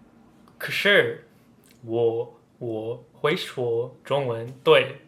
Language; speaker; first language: Chinese; non-native, learner; English